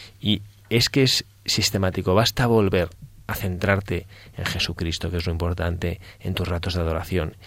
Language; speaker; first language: Spanish; native; Spanish